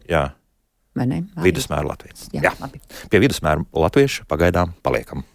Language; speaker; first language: Latvian; native; Latvian